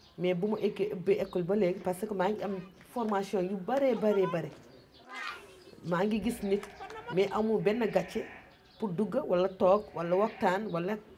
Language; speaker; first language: Wolof; non-native, local second language; Fula